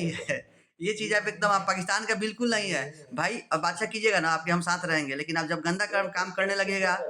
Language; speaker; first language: Hindi; native; Hindi